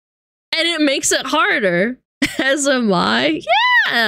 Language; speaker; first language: English; native; English